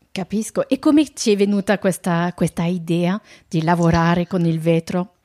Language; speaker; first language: Italian; non-native, fluent; French